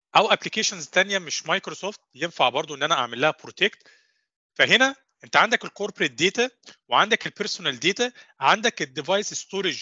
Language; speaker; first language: Arabic; native; Arabic